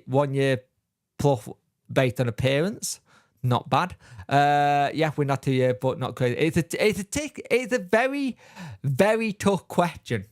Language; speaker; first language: English; native; English